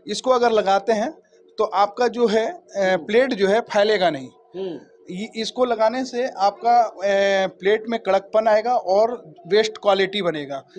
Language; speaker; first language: Hindi; native; Hindi